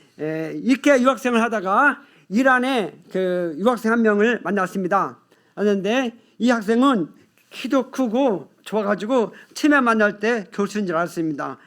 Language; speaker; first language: Korean; native; Korean